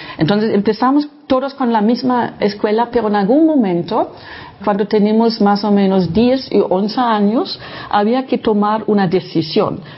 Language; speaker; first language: Spanish; non-native, fluent; Low German